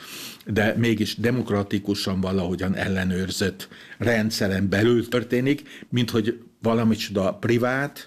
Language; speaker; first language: Hungarian; non-native, fluent; German